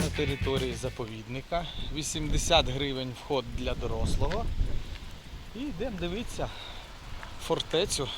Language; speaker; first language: Ukrainian; non-native, local second language; Russian